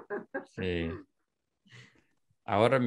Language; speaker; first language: Spanish; non-native, learner; English